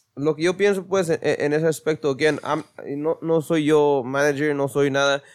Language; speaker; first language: Spanish; early bilingual, heritage; Spanish